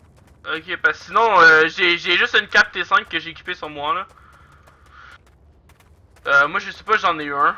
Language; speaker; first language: French; native; French